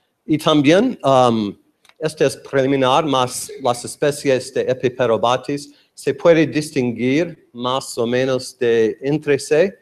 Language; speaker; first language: Spanish; non-native, learner; English